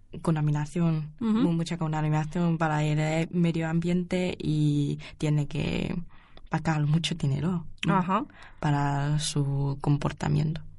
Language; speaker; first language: Spanish; non-native, learner; Chinese